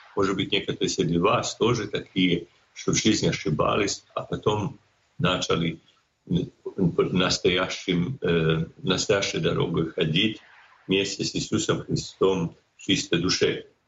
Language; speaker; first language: Russian; non-native, fluent; Croatian